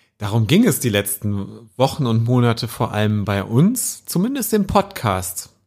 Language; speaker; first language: German; native; German